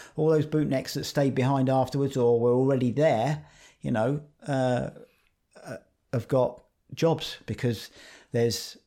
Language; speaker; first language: English; native; English